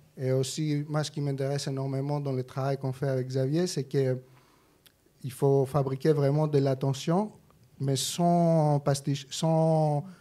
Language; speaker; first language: French; non-native, fluent; Greek